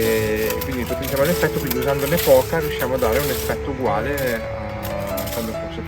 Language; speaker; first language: Italian; native; Italian